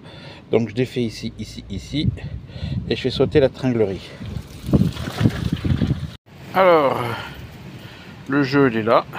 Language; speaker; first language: French; native; French